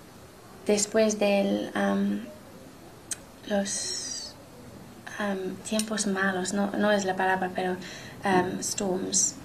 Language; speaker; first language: Spanish; non-native, learner; English